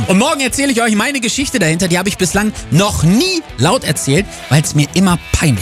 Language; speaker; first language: German; native; German